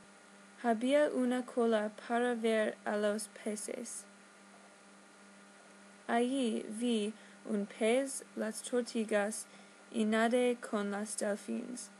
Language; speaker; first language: Spanish; non-native, learner; English